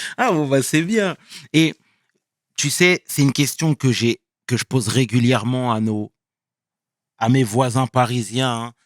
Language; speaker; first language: French; native; French